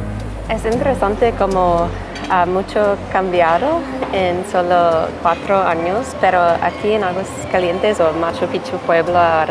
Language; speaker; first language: Spanish; non-native, fluent; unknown